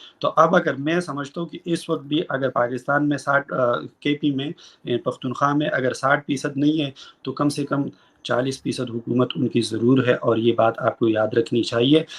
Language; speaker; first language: Urdu; non-native, local second language; Pashto